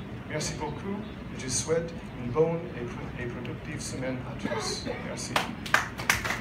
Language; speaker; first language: French; non-native, learner; English